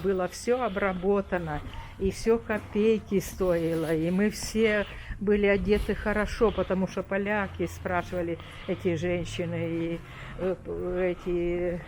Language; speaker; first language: Russian; non-native, local second language; Romanian